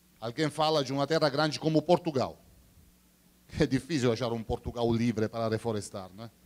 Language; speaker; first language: Portuguese; non-native, fluent; Italian